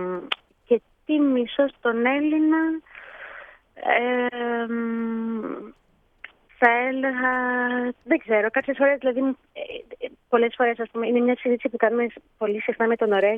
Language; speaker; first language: Greek; early bilingual, heritage; Greek